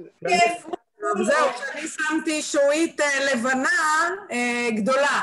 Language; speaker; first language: Hebrew; non-native, fluent; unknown